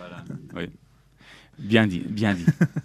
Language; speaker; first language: French; non-native, local second language; German